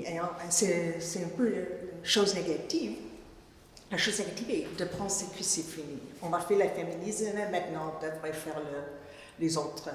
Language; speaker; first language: French; non-native, fluent; English